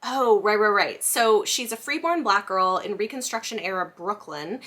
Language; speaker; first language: English; native; English